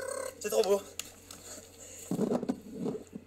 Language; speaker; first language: French; native; French